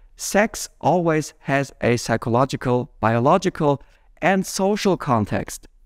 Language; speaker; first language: English; non-native, fluent; German